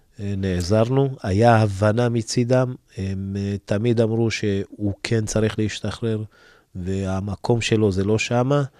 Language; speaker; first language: Hebrew; early bilingual, other home language; Amharic